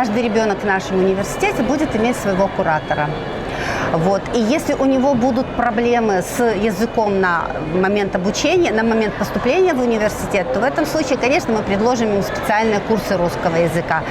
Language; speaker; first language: Russian; native; Russian